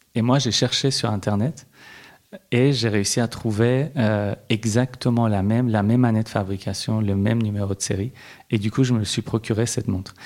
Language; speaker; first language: French; early bilingual, other home language; Persian